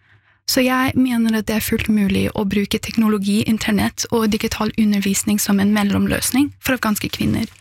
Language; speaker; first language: Norwegian; early bilingual, other home language; Persian